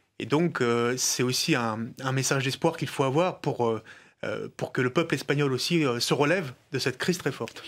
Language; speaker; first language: French; native; French